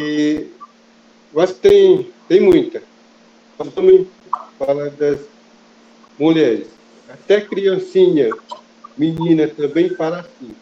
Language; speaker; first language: Portuguese; non-native, local second language; Kayapó